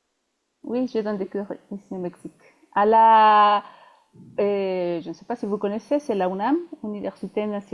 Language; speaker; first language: French; non-native, fluent; Spanish